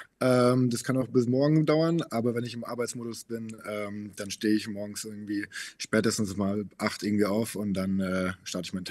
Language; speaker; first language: German; native; German